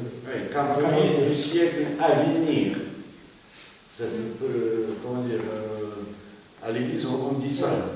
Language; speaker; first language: French; non-native, fluent; Russian